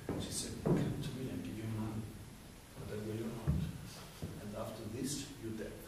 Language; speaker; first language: English; non-native, learner; German